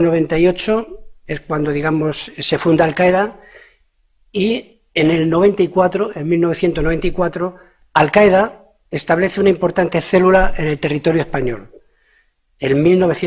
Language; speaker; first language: Spanish; native; Spanish